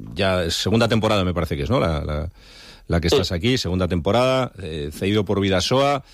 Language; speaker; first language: Spanish; native; Spanish